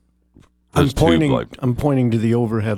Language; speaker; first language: English; native; English